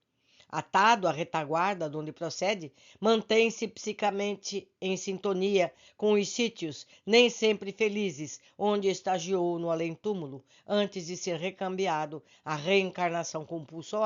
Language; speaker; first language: Portuguese; native; Portuguese